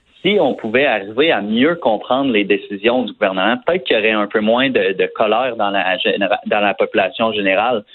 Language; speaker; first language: French; native; French